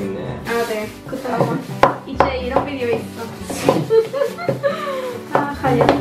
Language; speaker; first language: Korean; non-native, learner; Spanish